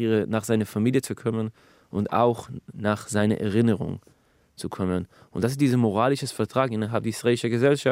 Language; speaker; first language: German; non-native, fluent; Hebrew